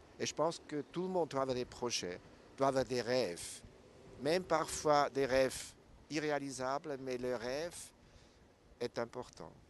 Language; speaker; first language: French; non-native, local second language; German